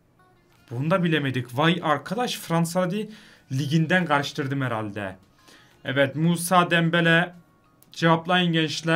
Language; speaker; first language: Turkish; native; Turkish